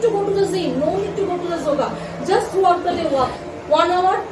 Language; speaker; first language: English; non-native, local second language; Bangla